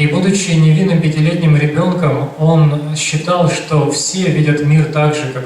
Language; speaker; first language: Russian; native; Russian